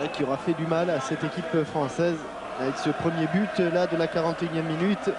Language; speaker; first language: French; native; French